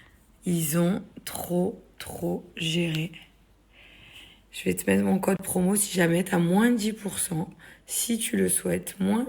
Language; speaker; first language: French; native; French